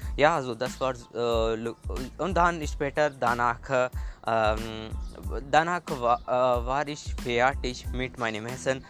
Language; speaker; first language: German; non-native, learner; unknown